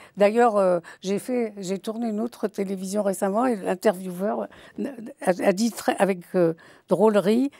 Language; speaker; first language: French; early bilingual, other home language; Yiddish